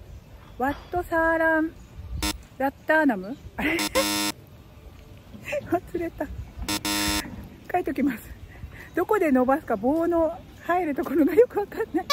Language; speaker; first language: Japanese; native; Japanese